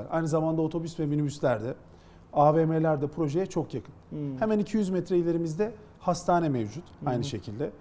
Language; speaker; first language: Turkish; native; Turkish